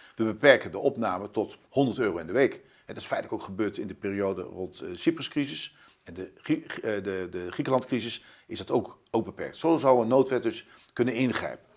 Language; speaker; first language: Dutch; native; Dutch